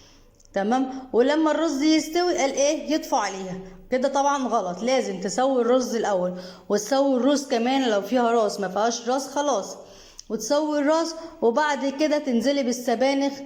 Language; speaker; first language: Arabic; native; Arabic